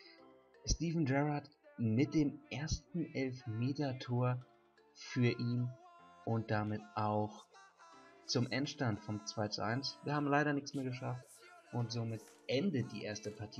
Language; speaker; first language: German; native; German